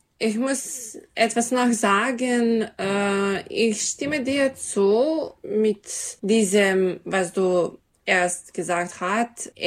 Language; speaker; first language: German; non-native, learner; Serbian